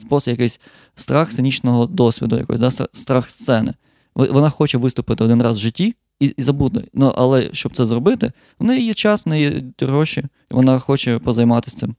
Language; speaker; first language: Ukrainian; non-native, local second language; Russian